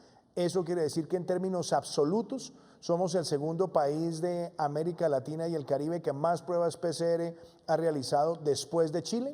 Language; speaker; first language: Spanish; native; Spanish